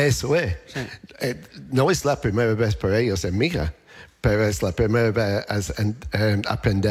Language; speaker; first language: Spanish; non-native, learner; English